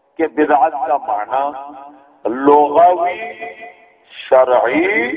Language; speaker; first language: Urdu; non-native, local second language; Punjabi